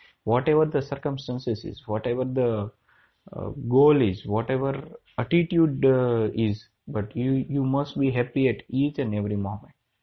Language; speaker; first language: English; non-native, local second language; Gujarati